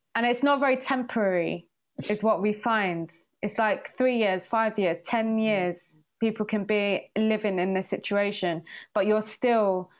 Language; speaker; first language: English; early bilingual, other home language; Swahili